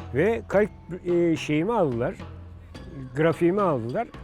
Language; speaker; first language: Turkish; native; Turkish